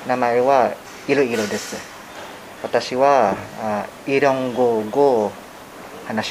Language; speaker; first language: Japanese; non-native, learner; Hiligaynon